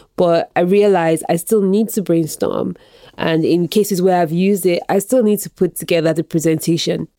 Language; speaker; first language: English; non-native, local second language; Yoruba